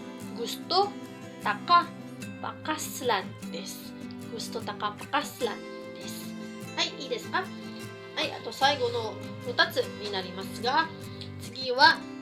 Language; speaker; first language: Japanese; non-native, fluent; Cebuano